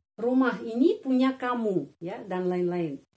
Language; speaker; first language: Indonesian; non-native, fluent; Russian